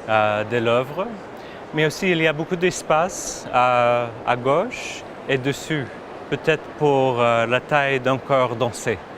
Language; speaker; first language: French; non-native, fluent; English